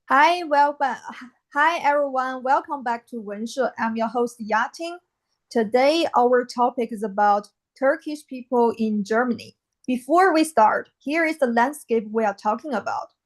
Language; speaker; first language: English; non-native, fluent; Chinese